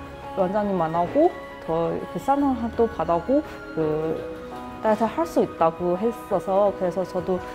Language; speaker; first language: Korean; non-native, learner; Chinese